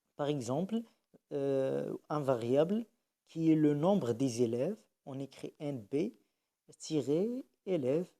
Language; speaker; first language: French; non-native, local second language; Arabic